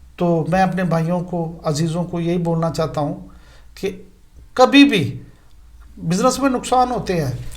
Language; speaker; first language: Urdu; non-native, local second language; Punjabi